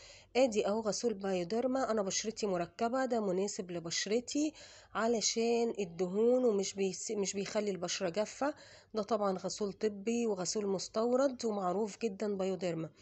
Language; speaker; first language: Arabic; native; Arabic